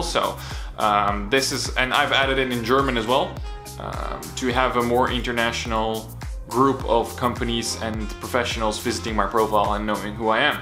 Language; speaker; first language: English; non-native, fluent; Dutch